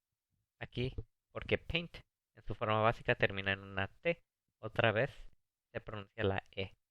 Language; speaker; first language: Spanish; early bilingual, heritage; English